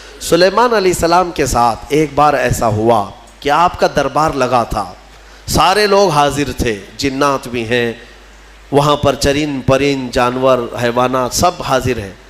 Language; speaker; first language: Urdu; native; Urdu